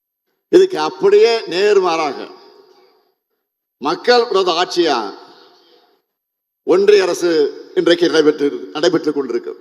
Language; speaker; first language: Tamil; native; Tamil